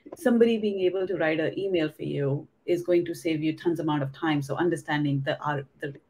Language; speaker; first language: English; non-native, local second language; Hindi